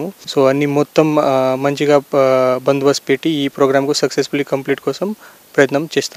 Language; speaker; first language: Telugu; non-native, learner; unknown